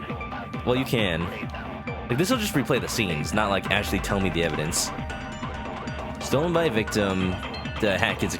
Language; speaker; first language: English; native; English